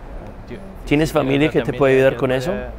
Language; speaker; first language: Spanish; non-native, fluent; English